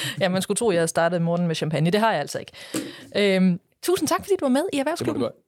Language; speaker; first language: Danish; native; Danish